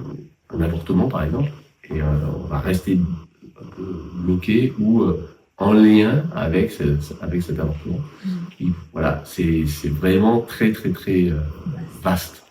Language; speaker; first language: French; native; French